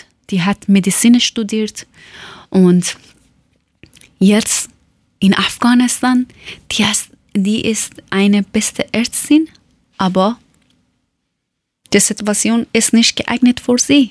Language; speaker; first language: German; non-native, learner; Persian